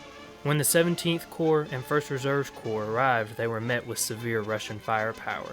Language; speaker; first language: English; native; English